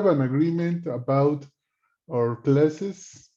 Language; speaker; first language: English; non-native, learner; Spanish